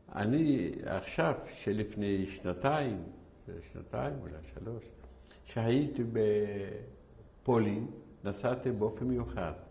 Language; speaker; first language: Hebrew; non-native, fluent; Yiddish